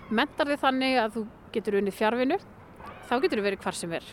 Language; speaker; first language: Icelandic; native; Icelandic